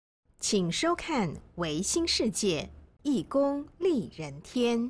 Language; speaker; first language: Chinese; native; Chinese